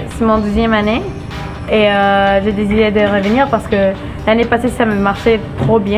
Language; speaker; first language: French; non-native, learner; English